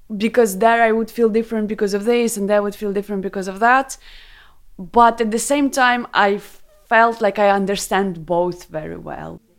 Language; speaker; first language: English; non-native, fluent; Ukrainian